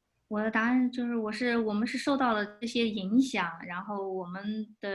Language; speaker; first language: Chinese; native; Chinese